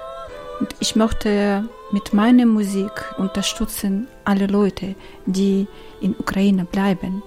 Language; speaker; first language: German; non-native, learner; Ukrainian